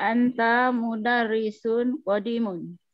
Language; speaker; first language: Arabic; non-native, learner; Malay